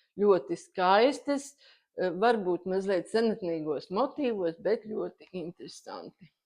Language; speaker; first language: Latvian; native; Latvian